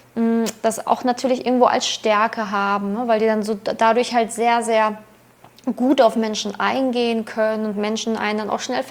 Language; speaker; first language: German; native; German